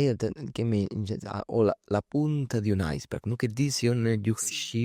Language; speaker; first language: Albanian; early bilingual, heritage; Albanian